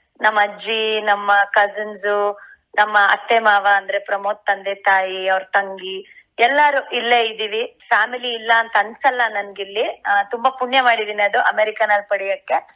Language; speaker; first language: Kannada; native; Kannada